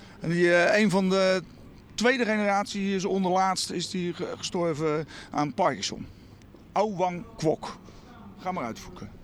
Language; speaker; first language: Dutch; native; Dutch